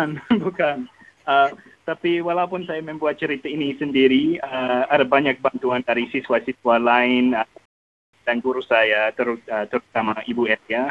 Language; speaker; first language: Indonesian; non-native, learner; English